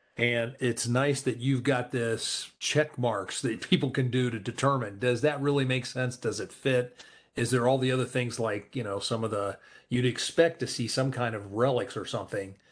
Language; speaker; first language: English; native; English